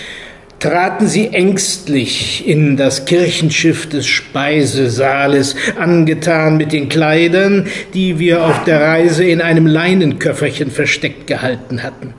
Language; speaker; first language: German; native; German